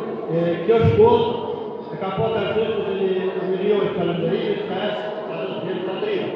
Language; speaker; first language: Albanian; native; Albanian